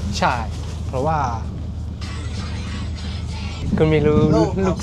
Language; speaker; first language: Thai; non-native, learner; French